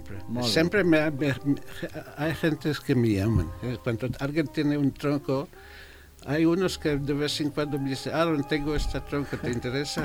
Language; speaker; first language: Spanish; non-native, fluent; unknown